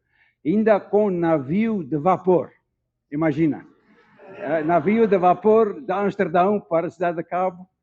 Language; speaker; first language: Portuguese; non-native, fluent; Dutch